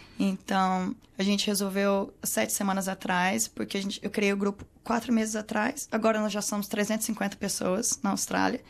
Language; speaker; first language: Portuguese; native; Portuguese